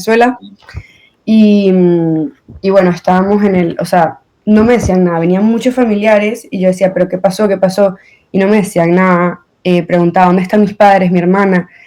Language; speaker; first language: Spanish; native; Spanish